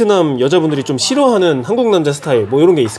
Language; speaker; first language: Korean; native; Korean